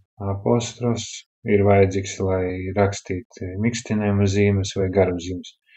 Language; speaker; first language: Latvian; non-native, local second language; Russian